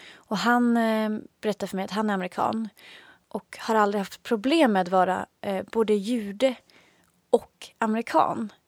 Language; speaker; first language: Swedish; native; Swedish